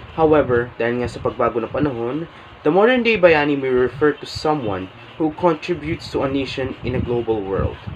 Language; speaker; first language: Filipino; native; Filipino